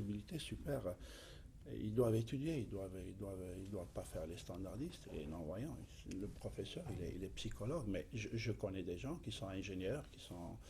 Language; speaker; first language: French; non-native, fluent; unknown